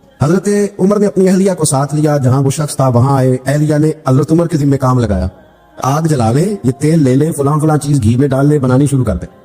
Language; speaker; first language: Urdu; non-native, local second language; Punjabi